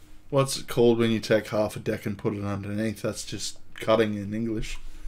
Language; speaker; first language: English; native; English